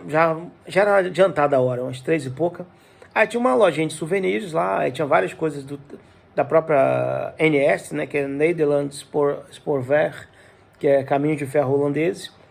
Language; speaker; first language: Portuguese; native; Portuguese